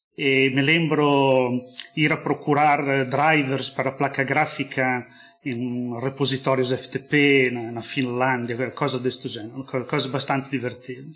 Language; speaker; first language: Portuguese; non-native, fluent; Italian